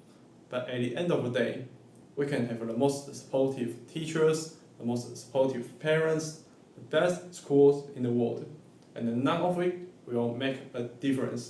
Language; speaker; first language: English; non-native, learner; Chinese